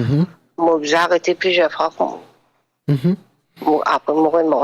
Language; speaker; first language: French; non-native, local second language; Morisyen